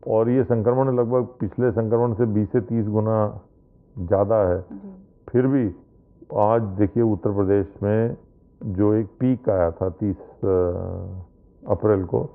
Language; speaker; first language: Hindi; native; Hindi